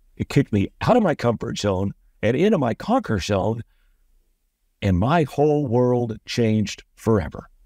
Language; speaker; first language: English; native; English